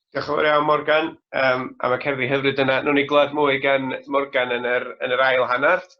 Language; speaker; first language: Welsh; native; Welsh